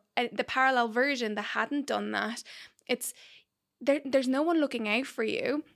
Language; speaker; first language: English; native; English